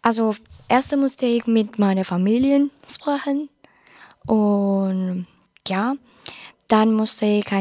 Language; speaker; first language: German; non-native, learner; Spanish